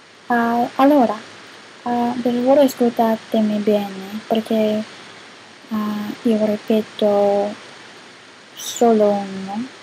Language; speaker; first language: Italian; non-native, learner; English